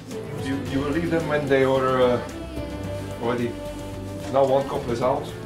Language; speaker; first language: English; non-native, learner; French